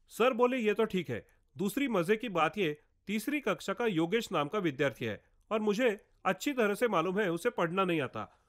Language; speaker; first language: Hindi; non-native, local second language; Marathi